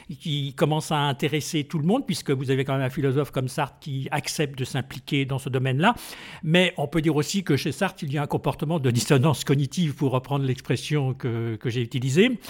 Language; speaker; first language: French; native; French